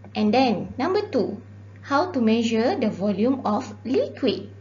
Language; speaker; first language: English; non-native, local second language; Malay